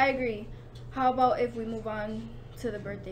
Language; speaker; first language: English; native; English